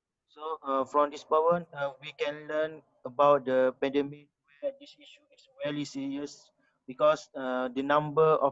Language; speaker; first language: English; non-native, local second language; Malay